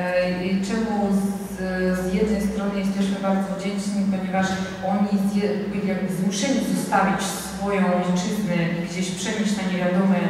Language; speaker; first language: Polish; non-native, fluent; Georgian